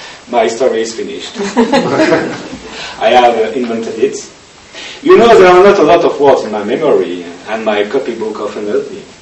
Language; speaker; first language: English; non-native, learner; French